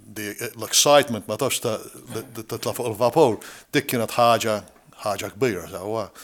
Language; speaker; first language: Maltese; native; Maltese